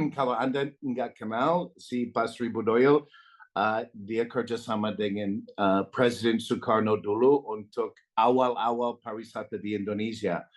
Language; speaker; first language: Indonesian; non-native, fluent; English